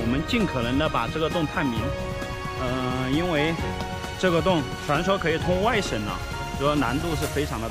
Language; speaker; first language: Chinese; native; Chinese